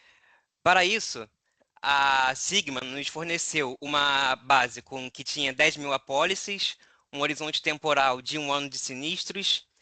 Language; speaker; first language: Portuguese; native; Portuguese